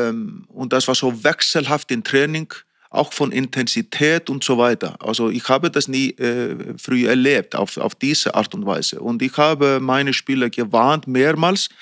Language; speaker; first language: German; non-native, fluent; Icelandic